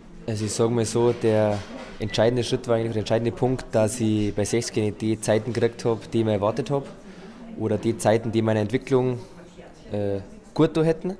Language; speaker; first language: German; native; German